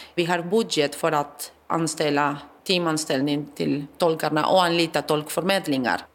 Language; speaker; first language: Swedish; non-native, fluent; Spanish